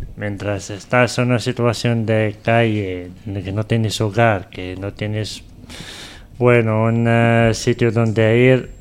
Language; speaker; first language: Spanish; non-native, fluent; Arabic